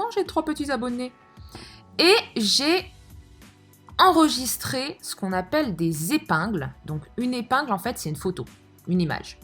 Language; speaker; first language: French; native; French